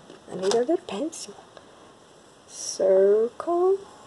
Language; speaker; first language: English; non-native, fluent; Portuguese